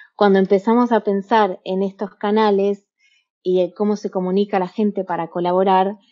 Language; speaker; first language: Spanish; native; Spanish